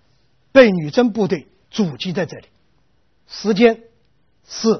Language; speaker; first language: Chinese; native; Chinese